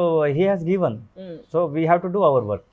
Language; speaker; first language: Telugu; non-native, learner; Kannada